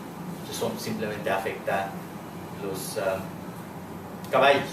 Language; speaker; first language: Spanish; non-native, fluent; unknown